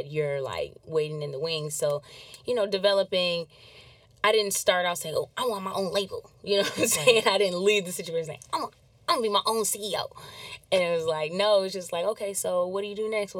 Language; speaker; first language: English; native; English